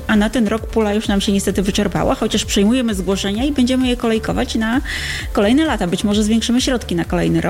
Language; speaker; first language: Polish; native; Polish